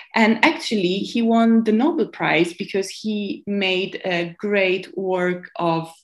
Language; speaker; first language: English; non-native, fluent; Italian